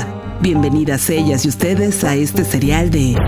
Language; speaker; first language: Spanish; native; Spanish